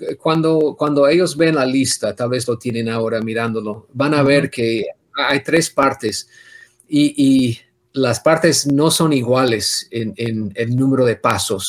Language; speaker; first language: Spanish; non-native, fluent; English